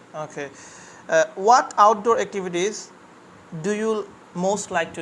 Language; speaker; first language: English; non-native, fluent; Bangla